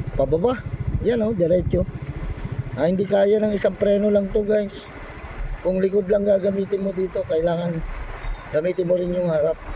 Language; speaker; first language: Filipino; non-native, local second language; Iloko